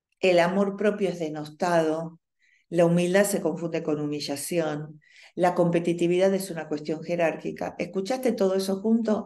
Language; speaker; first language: Spanish; native; Spanish